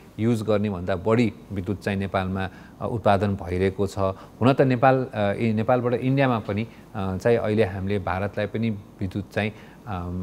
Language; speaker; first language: Nepali; native; Nepali